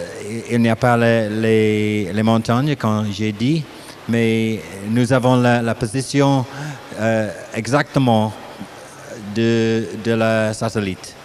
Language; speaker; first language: French; non-native, learner; English